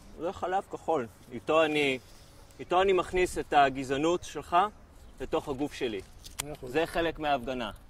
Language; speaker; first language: Hebrew; native; Hebrew